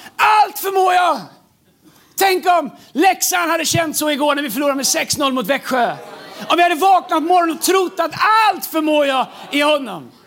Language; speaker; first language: Swedish; native; Swedish